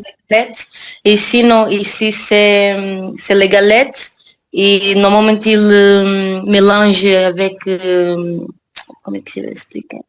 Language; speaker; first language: French; non-native, learner; Portuguese